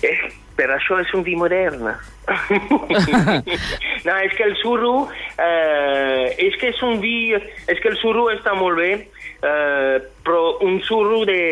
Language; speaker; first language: Catalan; non-native, fluent; French